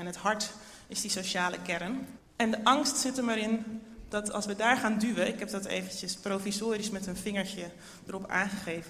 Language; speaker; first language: Dutch; native; Dutch